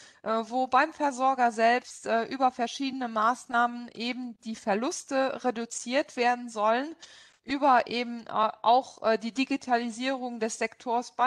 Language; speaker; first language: German; non-native, local second language; Luxembourgish